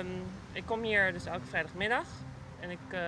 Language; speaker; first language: Dutch; non-native, local second language; Papiamento